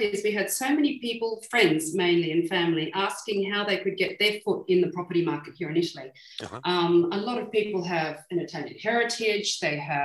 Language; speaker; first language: English; native; English